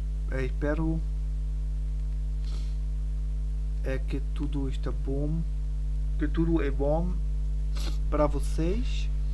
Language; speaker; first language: Portuguese; non-native, learner; German